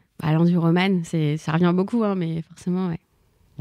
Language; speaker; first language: French; native; French